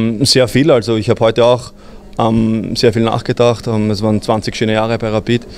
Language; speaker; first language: German; native; German